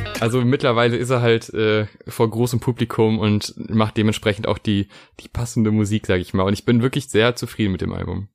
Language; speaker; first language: German; native; German